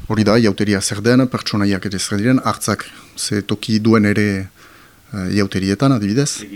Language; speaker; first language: Basque; native; Basque